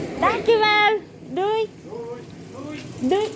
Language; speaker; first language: Dutch; non-native, learner; Hindi